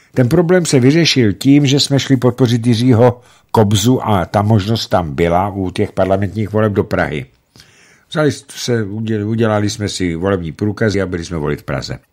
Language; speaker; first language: Czech; native; Czech